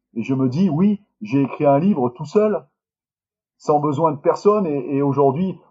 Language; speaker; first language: French; native; French